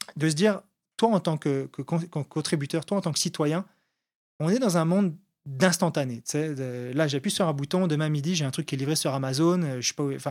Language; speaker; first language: French; native; French